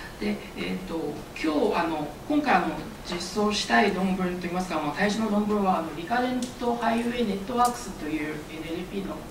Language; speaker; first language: Japanese; early bilingual, other home language; Chinese